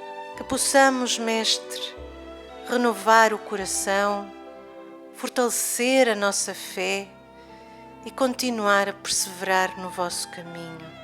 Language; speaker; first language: Portuguese; native; Portuguese